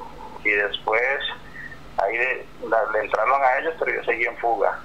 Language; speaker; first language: Spanish; native; Spanish